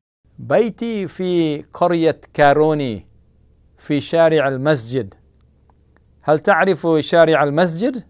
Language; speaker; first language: Arabic; non-native, fluent; English